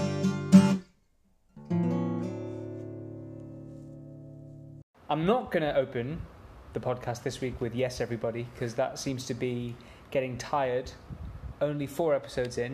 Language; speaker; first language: English; native; English